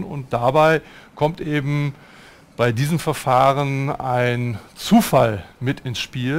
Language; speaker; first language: German; native; German